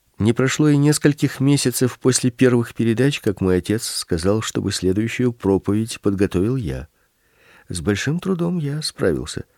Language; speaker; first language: Russian; early bilingual, other home language; Swedish